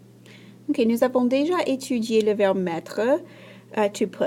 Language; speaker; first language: French; non-native, fluent; English